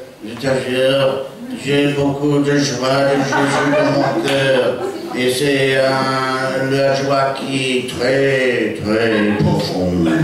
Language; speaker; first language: French; non-native, fluent; English